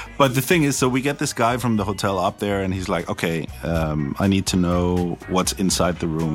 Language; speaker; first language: English; non-native, fluent; Danish